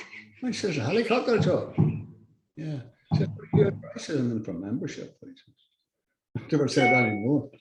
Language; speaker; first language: English; native; English